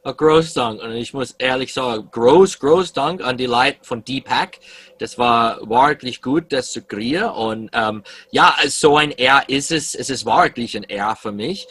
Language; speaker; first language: German; early bilingual, heritage; English